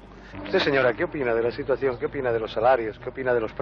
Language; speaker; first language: Spanish; native; Spanish